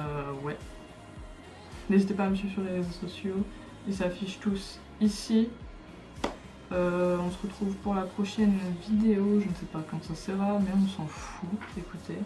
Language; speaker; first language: French; native; French